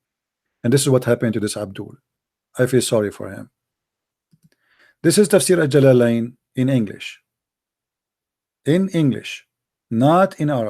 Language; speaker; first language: English; non-native, fluent; Arabic